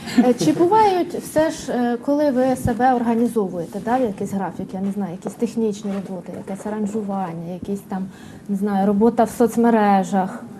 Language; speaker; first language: Ukrainian; native; Ukrainian